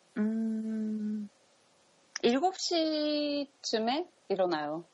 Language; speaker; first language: Korean; non-native, learner; Japanese